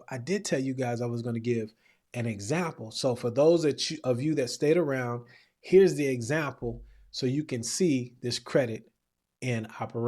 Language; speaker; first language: English; native; English